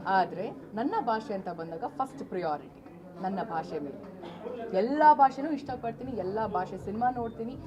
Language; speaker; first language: Kannada; native; Kannada